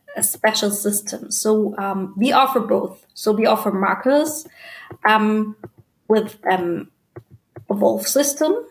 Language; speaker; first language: English; non-native, fluent; German